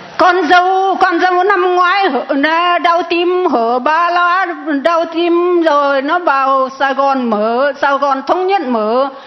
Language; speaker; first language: Vietnamese; non-native, local second language; Iu Mien